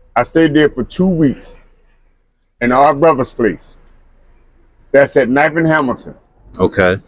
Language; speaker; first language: English; native; English